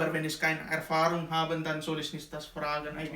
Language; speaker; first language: German; non-native, learner; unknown